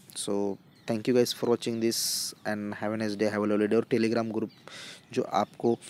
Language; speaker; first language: Hindi; non-native, local second language; Marathi